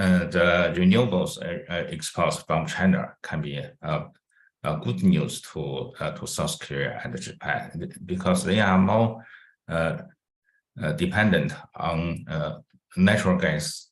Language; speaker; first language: English; non-native, fluent; Chinese